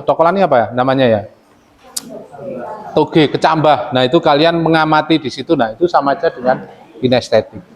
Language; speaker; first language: Indonesian; native; Indonesian